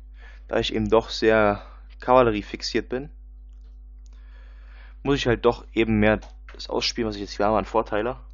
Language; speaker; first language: German; native; German